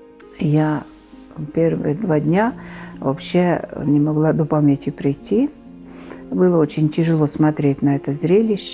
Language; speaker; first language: Russian; native; Russian